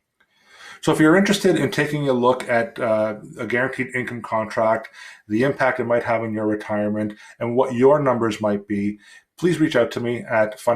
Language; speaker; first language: English; native; English